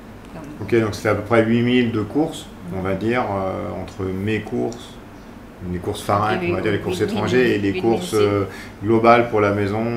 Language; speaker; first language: French; native; French